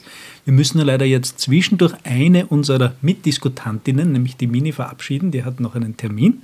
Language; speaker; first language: German; native; German